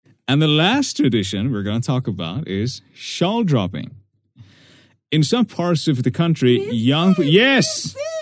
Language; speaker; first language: English; non-native, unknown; Persian